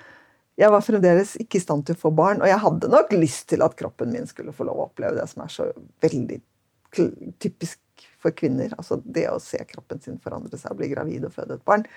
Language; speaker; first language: Norwegian; native; Norwegian